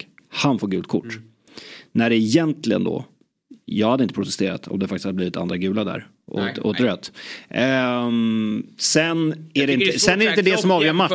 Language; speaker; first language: Swedish; native; Swedish